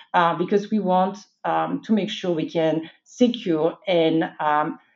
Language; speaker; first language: English; non-native, fluent; French